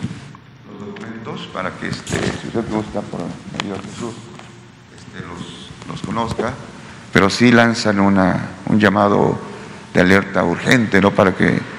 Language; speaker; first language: Spanish; native; Spanish